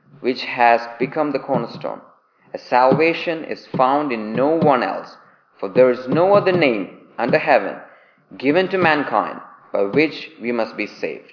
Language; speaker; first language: English; non-native, local second language; Malayalam